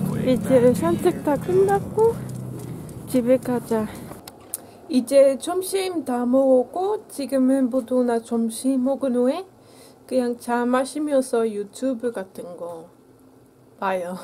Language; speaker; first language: Korean; non-native, fluent; Dutch